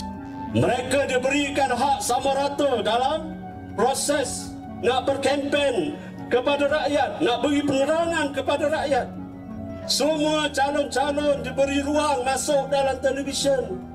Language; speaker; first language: Malay; native; Malay